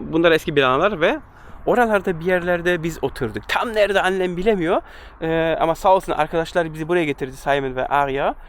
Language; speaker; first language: Turkish; early bilingual, heritage; Turkish